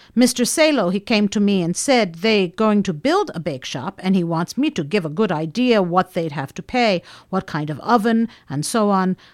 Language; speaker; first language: English; non-native, fluent; Finnish